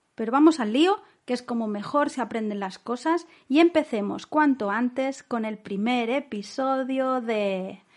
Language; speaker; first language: Spanish; native; Spanish